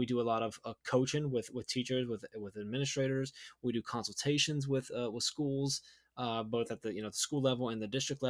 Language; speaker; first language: English; native; English